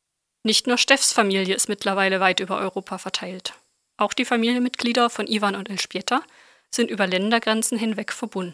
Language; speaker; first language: German; native; German